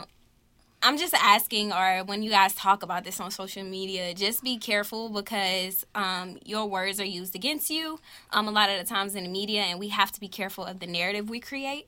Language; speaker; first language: English; native; English